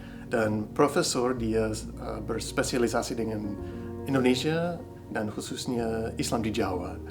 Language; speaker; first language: Indonesian; non-native, fluent; English